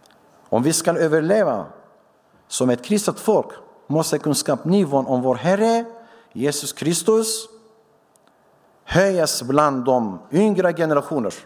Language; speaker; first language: Swedish; non-native, fluent; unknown